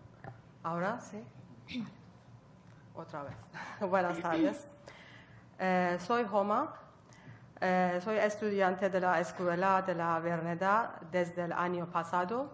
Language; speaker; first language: Spanish; non-native, learner; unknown